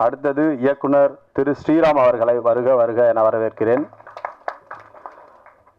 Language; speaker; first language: Tamil; native; Tamil